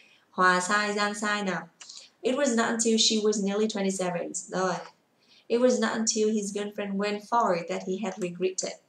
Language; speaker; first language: English; non-native, fluent; Vietnamese